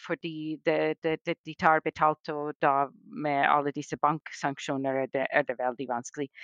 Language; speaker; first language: Norwegian; non-native, fluent; English